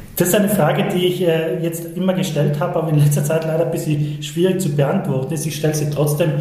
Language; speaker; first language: German; native; German